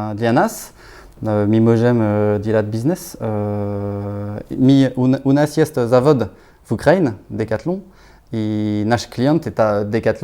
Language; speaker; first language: Russian; non-native, learner; French